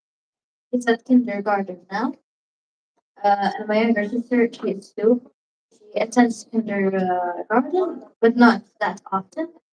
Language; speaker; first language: English; non-native, learner; Arabic